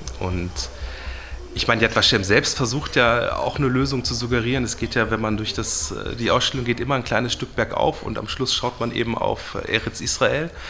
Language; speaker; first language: German; native; German